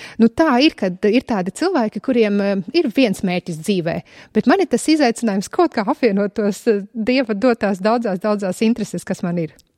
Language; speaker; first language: Latvian; native; Latvian